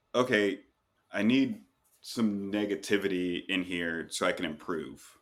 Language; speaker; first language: English; native; English